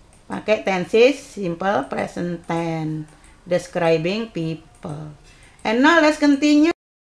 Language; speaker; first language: English; non-native, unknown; Indonesian